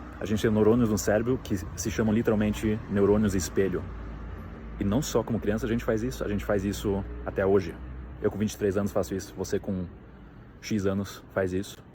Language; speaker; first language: Portuguese; native; Portuguese